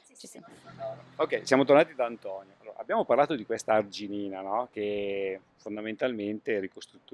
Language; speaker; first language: Italian; native; Italian